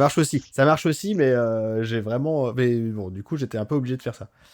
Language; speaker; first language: French; native; French